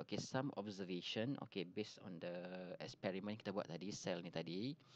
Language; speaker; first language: English; non-native, local second language; Malay